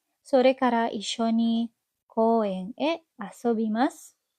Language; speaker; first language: Japanese; non-native, learner; Indonesian